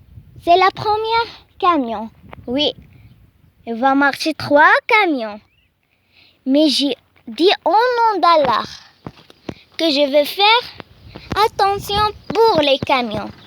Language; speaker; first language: French; non-native, learner; Arabic